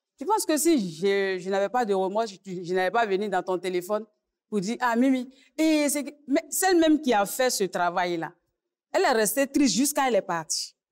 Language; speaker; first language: French; native; French